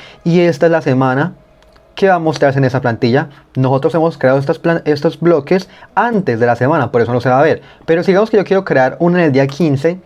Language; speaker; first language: Spanish; native; Spanish